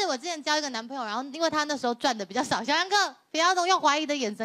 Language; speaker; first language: Chinese; native; Chinese